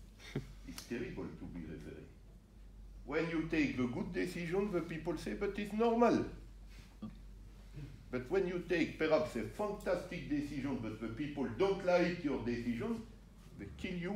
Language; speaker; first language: English; non-native, learner; French